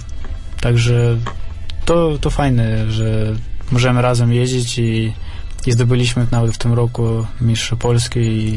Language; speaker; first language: Polish; non-native, fluent; Russian